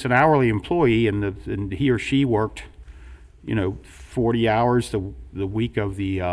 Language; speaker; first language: English; native; English